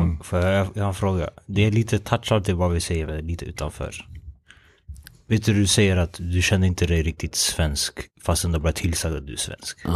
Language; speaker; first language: Swedish; early bilingual, other home language; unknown